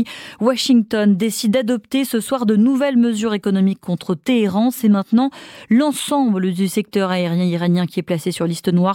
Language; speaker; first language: French; native; French